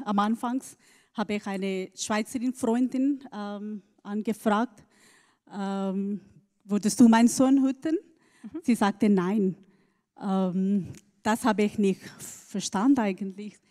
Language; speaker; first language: German; non-native, learner; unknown